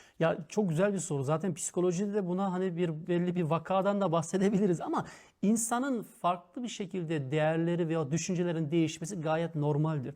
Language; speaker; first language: Turkish; early bilingual, heritage; Turkish